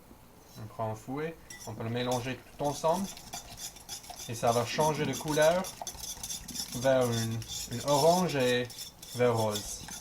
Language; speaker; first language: French; non-native, learner; English